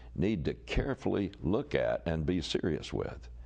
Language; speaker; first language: English; native; English